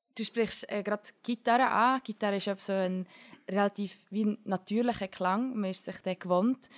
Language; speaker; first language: German; native; German